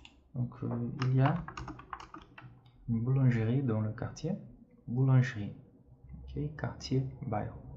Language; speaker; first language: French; non-native, fluent; Portuguese